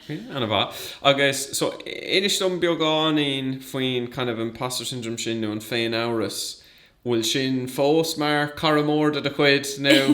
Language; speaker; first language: Irish; non-native, local second language; English